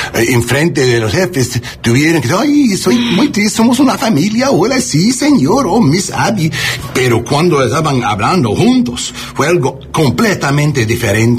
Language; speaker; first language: Spanish; early bilingual, heritage; English